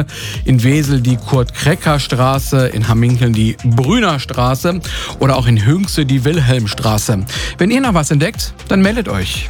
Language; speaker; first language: German; native; German